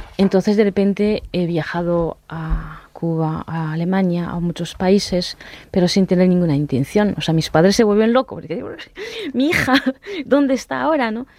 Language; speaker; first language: Spanish; non-native, fluent; Japanese